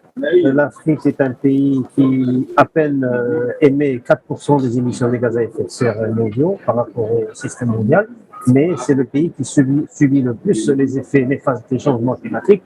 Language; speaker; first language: French; non-native, local second language; Arabic